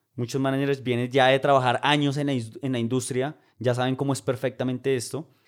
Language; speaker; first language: Spanish; native; Spanish